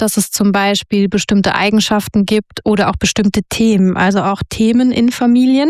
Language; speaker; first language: German; native; German